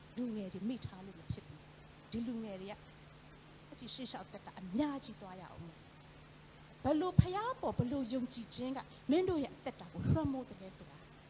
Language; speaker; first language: Burmese; non-native, local second language; Hakha Chin